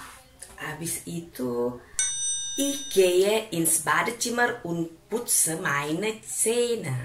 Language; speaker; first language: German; non-native, fluent; Indonesian